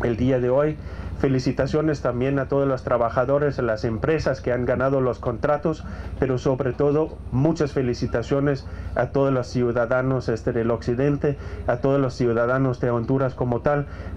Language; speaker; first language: Spanish; non-native, fluent; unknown